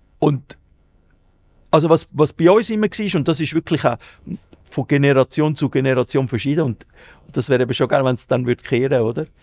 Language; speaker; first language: German; early bilingual, other home language; Spanish